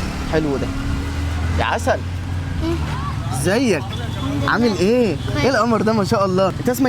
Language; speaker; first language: Arabic; native; Arabic